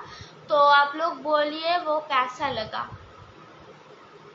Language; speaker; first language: Hindi; non-native, local second language; Bangla